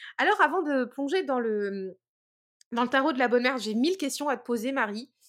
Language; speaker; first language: French; native; French